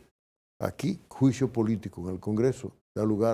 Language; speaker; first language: Spanish; native; Spanish